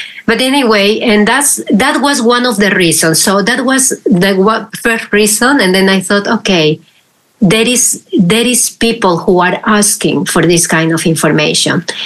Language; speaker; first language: English; non-native, fluent; Spanish